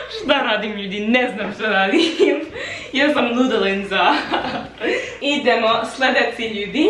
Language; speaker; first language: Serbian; non-native, learner; English